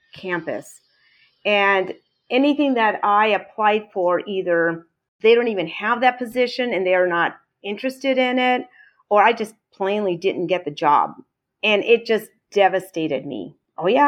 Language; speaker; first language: English; native; English